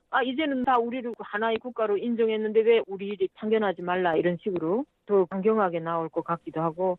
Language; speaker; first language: Korean; native; Korean